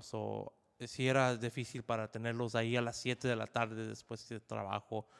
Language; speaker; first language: Spanish; early bilingual, heritage; Spanish